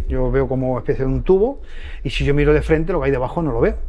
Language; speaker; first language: Spanish; native; Spanish